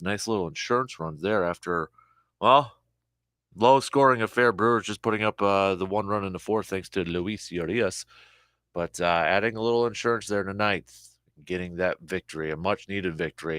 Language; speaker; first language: English; native; English